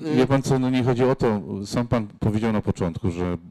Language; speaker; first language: Polish; native; Polish